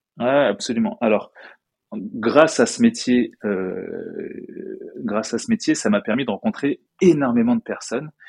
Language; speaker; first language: French; native; French